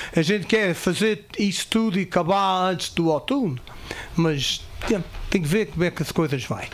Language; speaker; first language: Portuguese; early bilingual, heritage; Portuguese